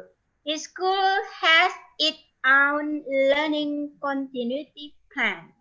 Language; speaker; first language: English; non-native, fluent; Indonesian